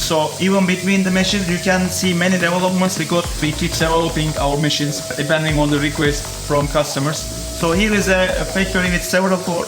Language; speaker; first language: English; non-native, fluent; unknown